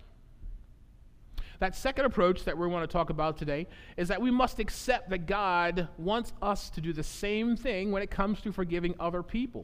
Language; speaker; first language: English; native; English